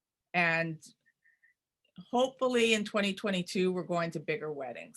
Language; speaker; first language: English; native; English